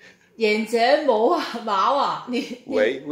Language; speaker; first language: Chinese; non-native, local second language; Cantonese